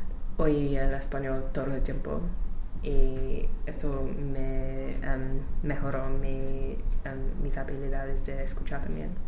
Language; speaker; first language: Spanish; non-native, learner; English